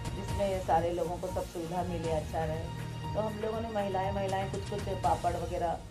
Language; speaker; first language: Hindi; native; Hindi